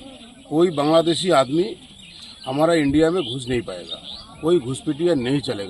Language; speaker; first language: Hindi; non-native, local second language; Bangla